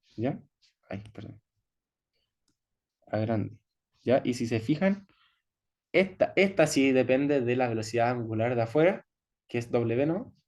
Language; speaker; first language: Spanish; native; Spanish